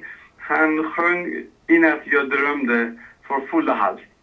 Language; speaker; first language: Swedish; non-native, fluent; Persian